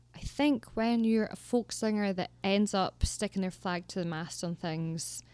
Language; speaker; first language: English; native; English